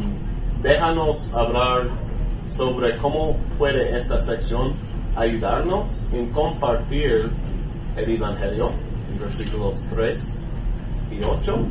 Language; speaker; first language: Spanish; non-native, learner; English